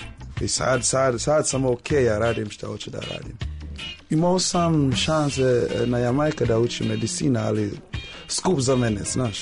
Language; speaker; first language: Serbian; non-native, learner; English